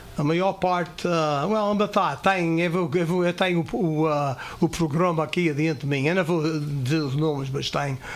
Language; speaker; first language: Portuguese; early bilingual, heritage; Portuguese